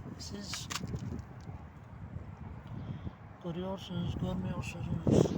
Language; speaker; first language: Turkish; non-native, learner; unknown